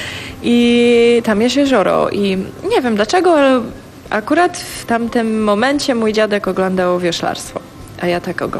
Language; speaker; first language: Polish; non-native, fluent; English